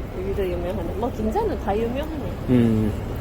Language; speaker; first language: Korean; non-native, fluent; Japanese